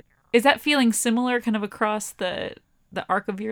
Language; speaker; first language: English; native; English